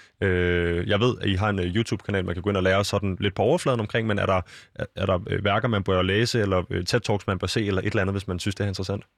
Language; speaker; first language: Danish; native; Danish